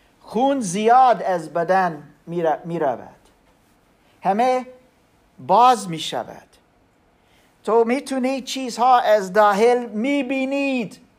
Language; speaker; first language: Persian; non-native, learner; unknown